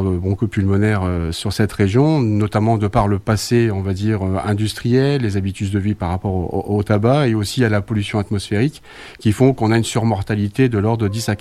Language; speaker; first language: French; native; French